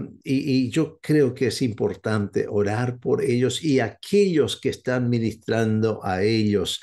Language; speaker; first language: Spanish; non-native, fluent; English